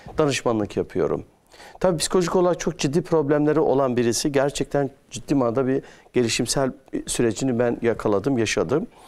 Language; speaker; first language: Turkish; native; Turkish